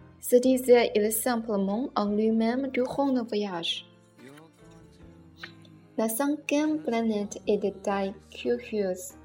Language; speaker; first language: French; non-native, learner; Chinese